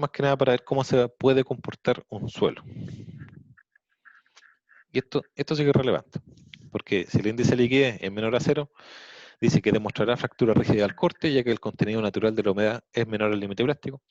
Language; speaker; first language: Spanish; native; Spanish